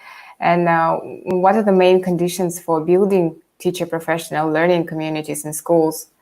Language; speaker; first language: English; non-native, fluent; Russian